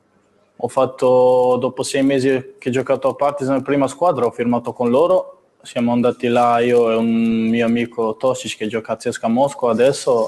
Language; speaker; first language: Italian; non-native, fluent; Serbian